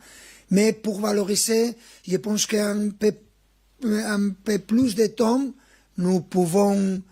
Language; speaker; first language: French; non-native, fluent; Spanish